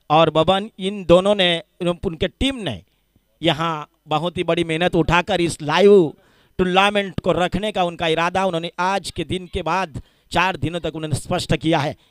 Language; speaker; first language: Hindi; non-native, local second language; Marathi